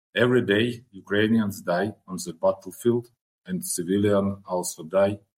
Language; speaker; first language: English; non-native, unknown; Ukrainian